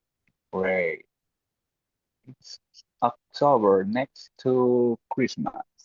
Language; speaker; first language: English; non-native, fluent; Spanish